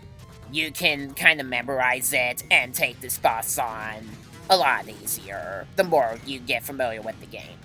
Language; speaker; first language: English; native; English